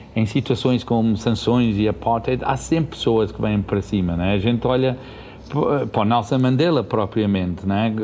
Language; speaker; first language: Portuguese; early bilingual, heritage; Portuguese